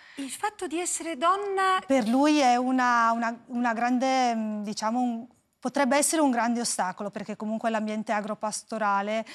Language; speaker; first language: Italian; native; Italian